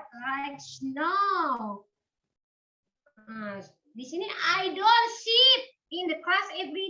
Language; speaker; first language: English; non-native, learner; Indonesian